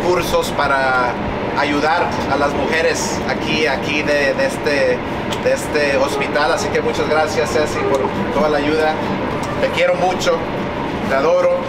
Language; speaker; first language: Spanish; early bilingual, heritage; Spanish